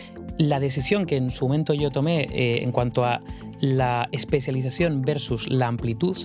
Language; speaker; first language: Spanish; native; Spanish